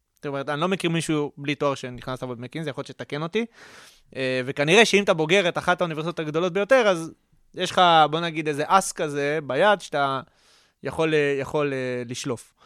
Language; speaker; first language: Hebrew; native; Hebrew